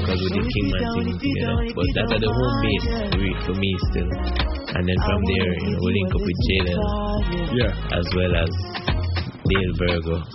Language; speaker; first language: English; non-native, local second language; Jamaican Creole English